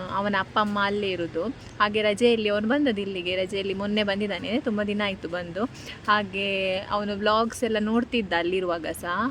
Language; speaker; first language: Kannada; non-native, local second language; Tulu